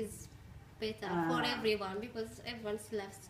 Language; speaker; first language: English; non-native, learner; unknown